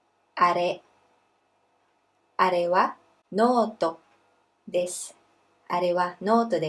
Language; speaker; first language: Japanese; non-native, fluent; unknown